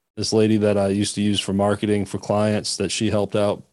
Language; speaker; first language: English; native; English